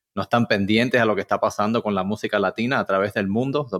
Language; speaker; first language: Spanish; early bilingual, heritage; Spanish